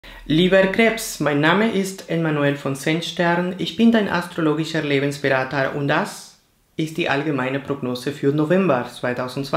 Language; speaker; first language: German; non-native, fluent; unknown